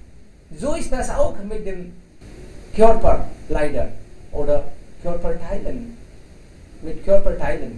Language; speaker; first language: German; non-native, learner; Hindi